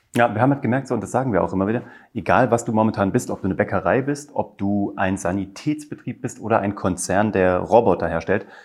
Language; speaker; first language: German; native; German